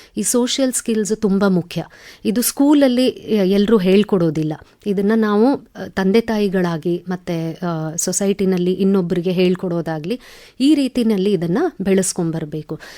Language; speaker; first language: Kannada; non-native, local second language; Tamil